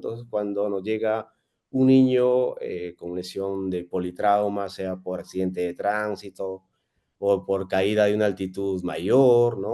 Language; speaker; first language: Spanish; native; Spanish